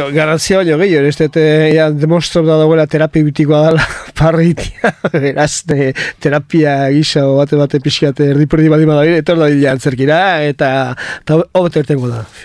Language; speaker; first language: Basque; native; Basque